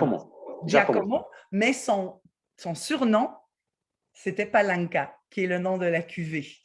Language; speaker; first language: French; native; French